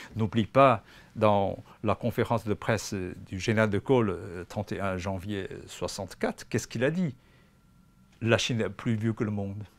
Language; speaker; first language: French; non-native, fluent; Chinese